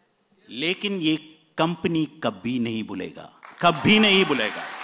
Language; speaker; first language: Hindi; non-native, fluent; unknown